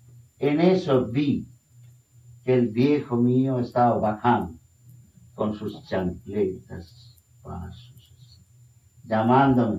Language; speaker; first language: Spanish; non-native, fluent; Bangla